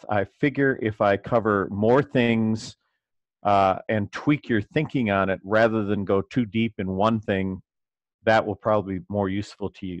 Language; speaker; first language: English; native; English